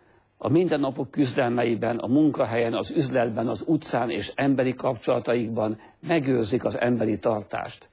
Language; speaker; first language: Hungarian; native; Hungarian